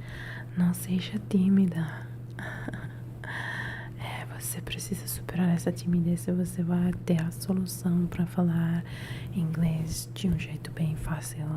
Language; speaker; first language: Portuguese; non-native, learner; Italian